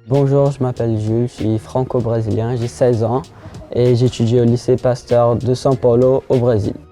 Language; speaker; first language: French; early bilingual, heritage; French